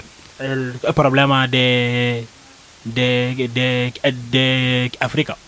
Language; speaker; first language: Spanish; non-native, learner; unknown